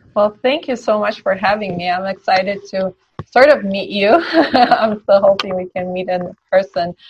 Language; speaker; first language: English; early bilingual, other home language; Polish